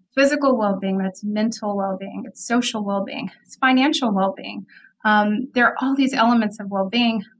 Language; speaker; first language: English; native; English